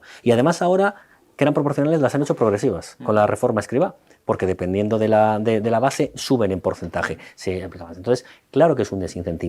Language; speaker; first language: Spanish; native; Spanish